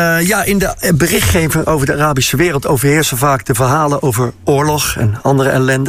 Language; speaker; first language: Dutch; native; Dutch